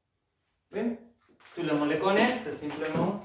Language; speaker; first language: French; non-native, fluent; Spanish